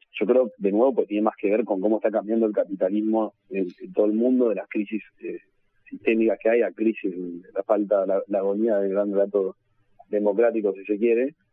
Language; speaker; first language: Spanish; native; Spanish